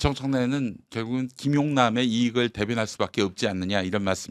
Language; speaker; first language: Korean; native; Korean